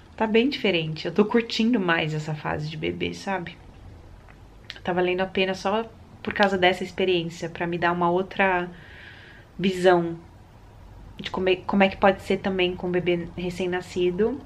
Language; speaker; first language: Portuguese; early bilingual, heritage; Portuguese